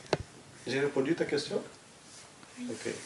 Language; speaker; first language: French; non-native, fluent; Portuguese